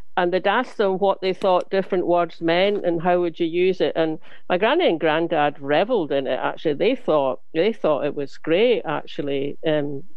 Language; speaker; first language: English; native; English